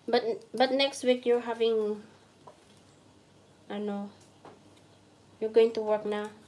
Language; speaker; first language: English; non-native, local second language; Filipino